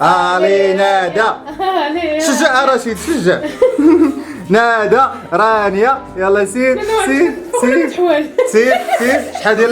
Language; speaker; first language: Arabic; native; Arabic